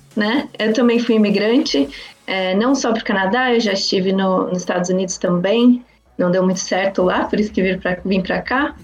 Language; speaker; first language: Portuguese; native; Portuguese